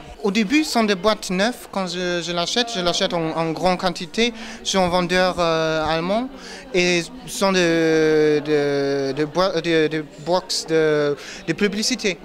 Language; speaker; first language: French; non-native, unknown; German